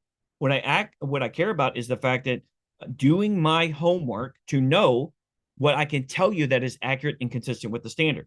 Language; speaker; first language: English; native; English